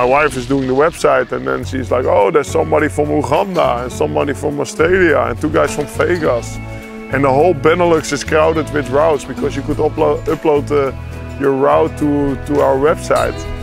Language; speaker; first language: English; non-native, fluent; Dutch